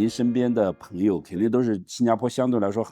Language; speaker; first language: Chinese; native; Chinese